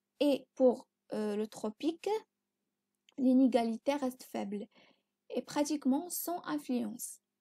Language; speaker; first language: French; non-native, local second language; Arabic